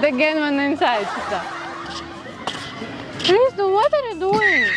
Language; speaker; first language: English; non-native, learner; Russian